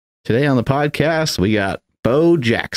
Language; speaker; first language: English; native; English